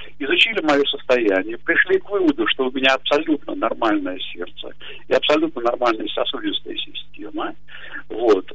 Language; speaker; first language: Russian; native; Russian